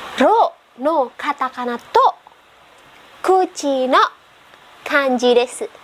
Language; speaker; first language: Japanese; non-native, learner; Indonesian